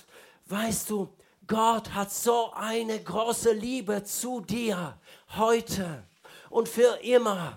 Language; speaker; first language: German; non-native, fluent; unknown